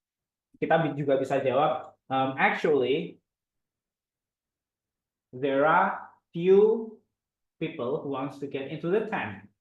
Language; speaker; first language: English; non-native, fluent; Indonesian